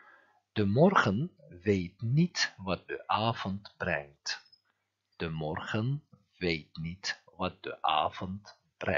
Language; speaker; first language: Dutch; non-native, fluent; Turkish